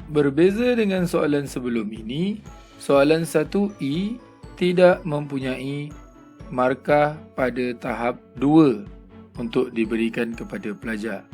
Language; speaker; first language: Malay; native; Malay